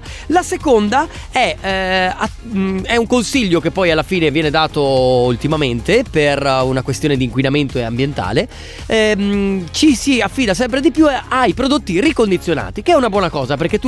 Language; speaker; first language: Italian; native; Italian